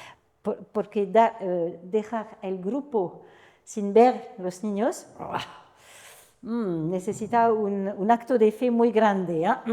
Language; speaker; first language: Spanish; non-native, fluent; French